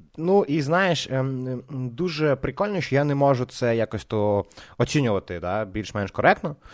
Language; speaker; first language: Ukrainian; non-native, local second language; Russian